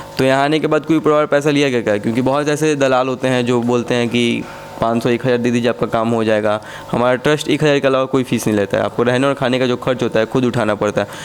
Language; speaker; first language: Hindi; native; Hindi